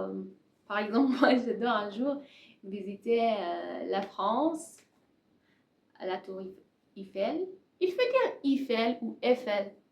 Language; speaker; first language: French; non-native, learner; Persian